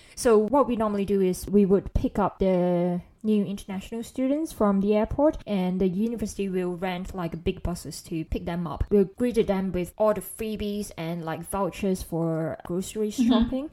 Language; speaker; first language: English; non-native, local second language; Chinese